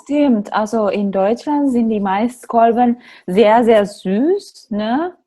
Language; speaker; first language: German; non-native, fluent; Indonesian